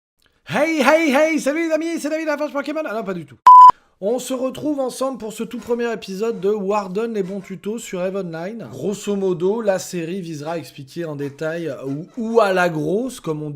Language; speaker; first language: French; native; French